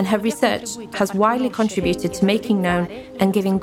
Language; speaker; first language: English; non-native, fluent; Ladin